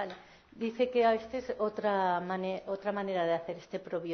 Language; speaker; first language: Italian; non-native, learner; Spanish